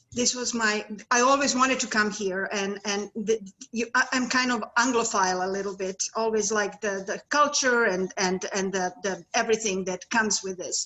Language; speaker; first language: English; non-native, fluent; Serbian